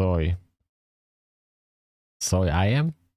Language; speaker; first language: Spanish; non-native, learner; Polish